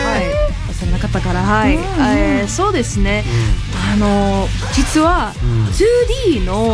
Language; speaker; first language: Japanese; non-native, learner; English